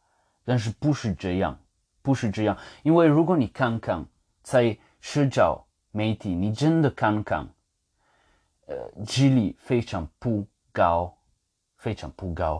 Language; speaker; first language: Chinese; non-native, fluent; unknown